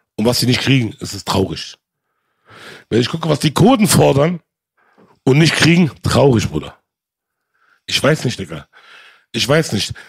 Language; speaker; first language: German; early bilingual, other home language; Arabic